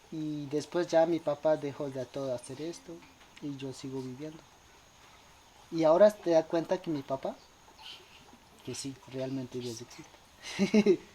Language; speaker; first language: Spanish; non-native, local second language; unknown